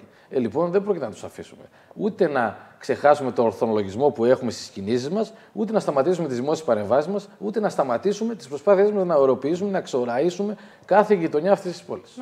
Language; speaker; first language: Greek; native; Greek